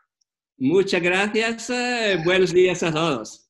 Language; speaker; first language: Spanish; non-native, fluent; Italian